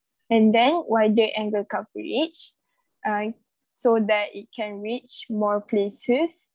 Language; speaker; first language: English; non-native, local second language; Malay